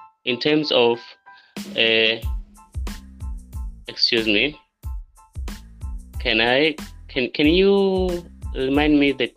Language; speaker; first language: English; non-native, local second language; Swahili